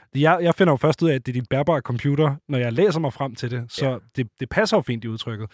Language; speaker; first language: Danish; native; Danish